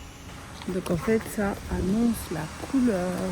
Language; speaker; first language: French; native; French